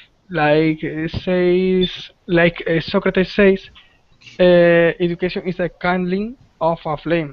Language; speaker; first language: English; non-native, learner; Spanish